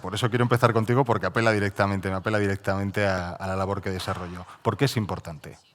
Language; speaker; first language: Spanish; native; Spanish